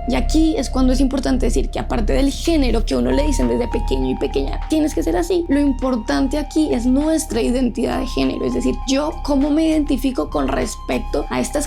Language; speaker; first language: Spanish; native; Spanish